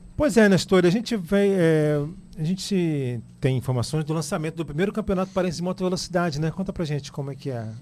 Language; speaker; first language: Portuguese; native; Portuguese